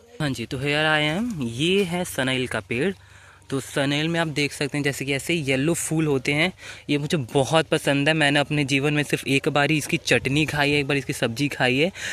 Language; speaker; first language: Hindi; native; Hindi